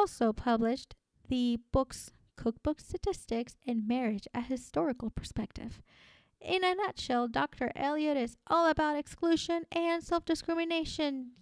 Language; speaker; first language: English; non-native, fluent; Spanish